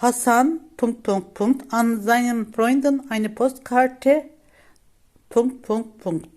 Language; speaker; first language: German; non-native, fluent; Turkish